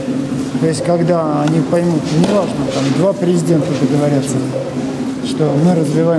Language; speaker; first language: Russian; native; Russian